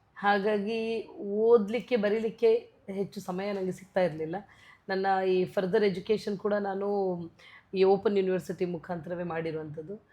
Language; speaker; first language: Kannada; non-native, local second language; Tulu